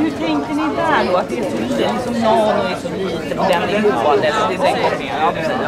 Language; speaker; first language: Swedish; native; Swedish